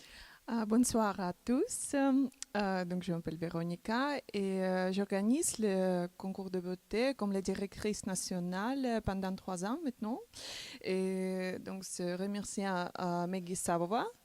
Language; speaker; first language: French; non-native, learner; Macedonian